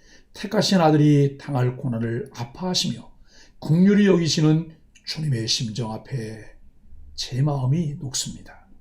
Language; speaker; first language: Korean; native; Korean